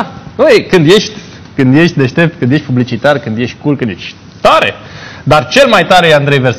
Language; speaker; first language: Romanian; native; Romanian